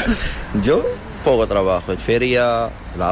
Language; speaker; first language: Spanish; non-native, learner; Arabic